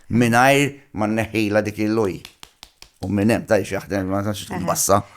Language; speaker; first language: Maltese; native; Maltese